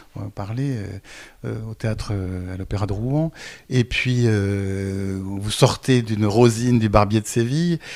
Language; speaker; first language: French; native; French